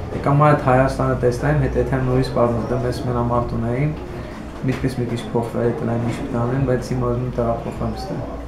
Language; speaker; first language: Armenian; early bilingual, heritage; Armenian